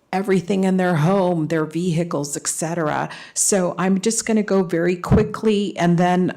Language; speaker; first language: English; native; English